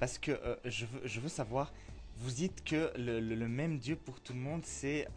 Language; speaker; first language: French; native; French